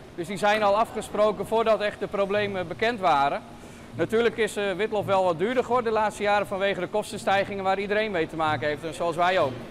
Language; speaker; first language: Dutch; native; Dutch